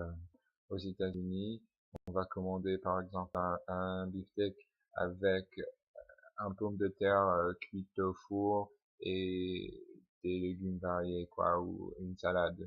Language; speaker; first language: French; non-native, fluent; English